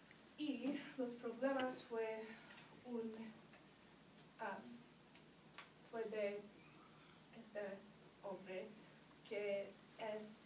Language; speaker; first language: Spanish; non-native, learner; English